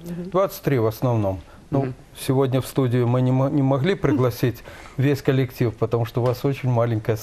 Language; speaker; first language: Russian; native; Russian